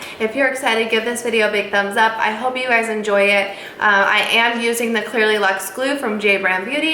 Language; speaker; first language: English; native; English